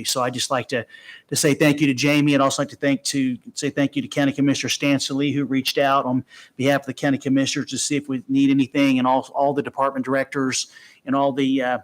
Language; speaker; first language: English; native; English